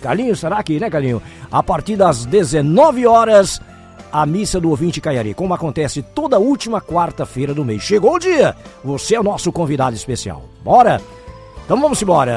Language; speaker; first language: Portuguese; native; Portuguese